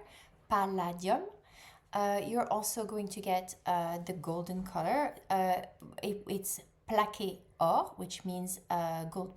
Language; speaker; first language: English; non-native, fluent; French